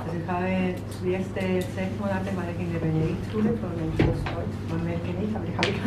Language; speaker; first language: German; non-native, learner; Spanish